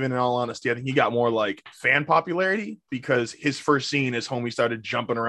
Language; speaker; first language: English; native; English